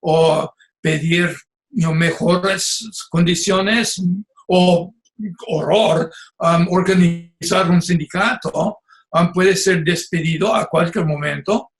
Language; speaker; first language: Spanish; non-native, fluent; English